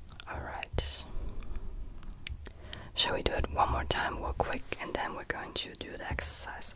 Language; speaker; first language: English; non-native, fluent; German